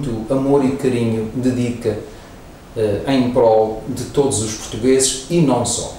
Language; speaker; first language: Portuguese; native; Portuguese